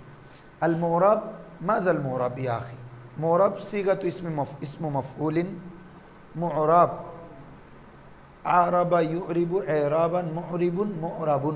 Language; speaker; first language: Arabic; non-native, fluent; Bangla